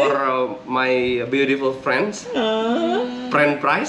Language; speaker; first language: English; non-native, learner; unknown